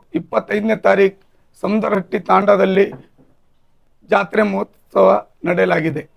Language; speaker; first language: Kannada; non-native, local second language; Lambadi